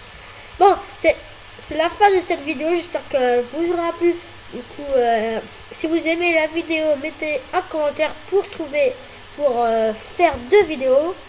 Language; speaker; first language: French; native; French